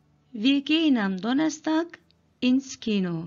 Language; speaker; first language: German; non-native, fluent; Turkish